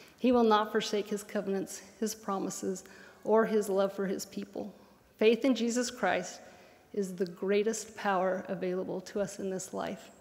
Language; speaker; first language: English; native; English